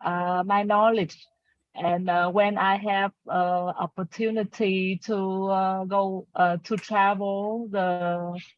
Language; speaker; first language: English; non-native, learner; Vietnamese